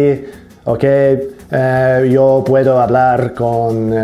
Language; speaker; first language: Spanish; non-native, learner; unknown